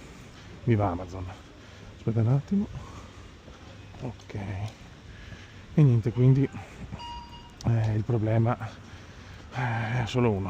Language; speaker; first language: Italian; native; Italian